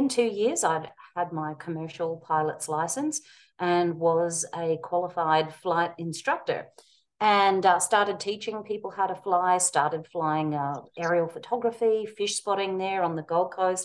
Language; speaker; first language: English; native; English